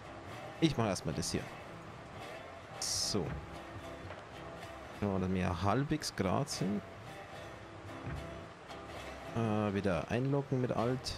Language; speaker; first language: German; native; German